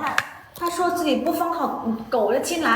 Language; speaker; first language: Chinese; non-native, learner; Vietnamese